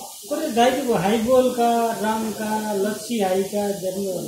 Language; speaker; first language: Japanese; non-native, learner; Nepali